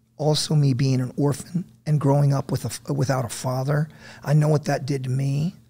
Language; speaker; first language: English; native; English